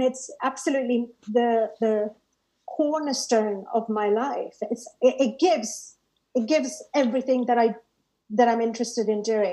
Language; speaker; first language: English; native; English